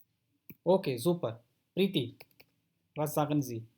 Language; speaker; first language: German; non-native, fluent; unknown